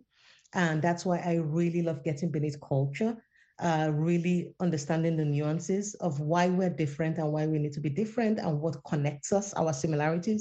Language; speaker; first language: English; non-native, local second language; Yoruba